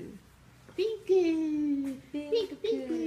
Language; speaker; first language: Japanese; native; Japanese